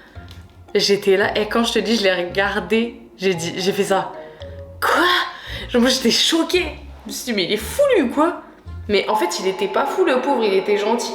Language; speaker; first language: French; native; French